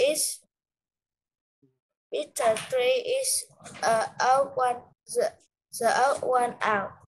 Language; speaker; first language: English; non-native, learner; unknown